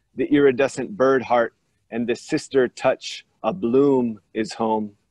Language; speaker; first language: English; native; English